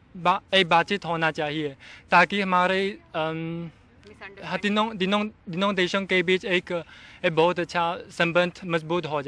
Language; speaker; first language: Hindi; non-native, fluent; Chinese